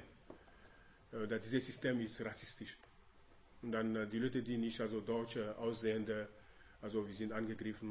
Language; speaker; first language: German; non-native, learner; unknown